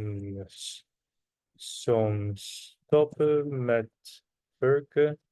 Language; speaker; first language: Dutch; non-native, learner; Korean